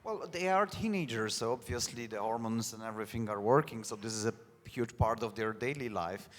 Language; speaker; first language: English; non-native, fluent; Polish